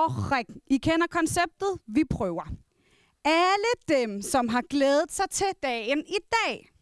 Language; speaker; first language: Danish; non-native, local second language; Kalaallisut